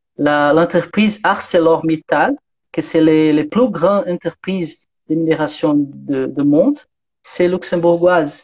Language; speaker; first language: French; non-native, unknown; Portuguese